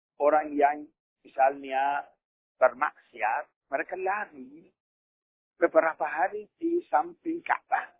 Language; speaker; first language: Indonesian; non-native, fluent; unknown